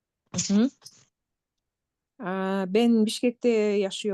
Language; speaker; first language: Turkish; non-native, learner; Kyrgyz